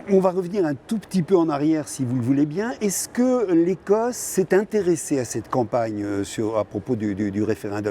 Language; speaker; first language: French; native; French